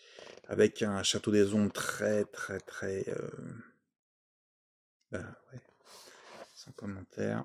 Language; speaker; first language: French; native; French